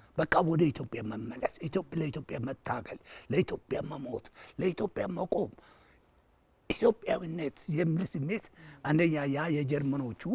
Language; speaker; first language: Amharic; non-native, local second language; Wolaytta